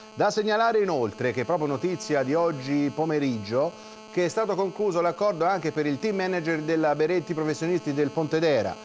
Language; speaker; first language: Italian; native; Italian